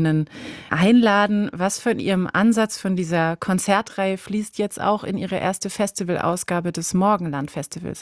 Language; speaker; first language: German; native; German